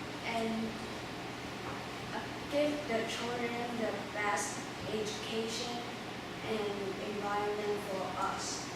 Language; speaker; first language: English; non-native, learner; Chinese